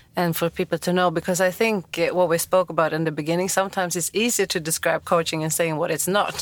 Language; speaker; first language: English; non-native, fluent; Swedish